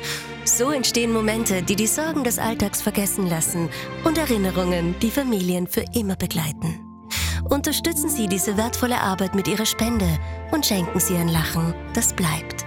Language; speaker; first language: German; native; German